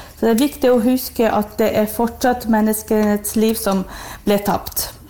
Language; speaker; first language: Norwegian; non-native, fluent; Ukrainian